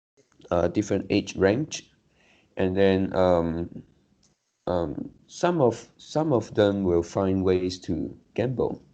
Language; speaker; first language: English; non-native, learner; Chinese